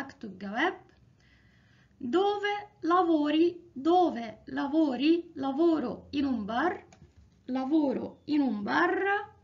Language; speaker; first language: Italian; non-native, fluent; Arabic